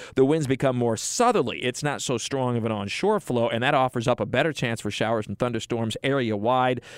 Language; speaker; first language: English; native; English